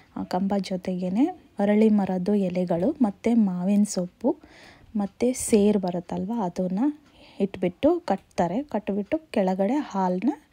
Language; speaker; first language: Kannada; native; Kannada